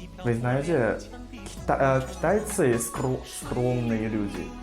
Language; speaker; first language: Russian; non-native, learner; Chinese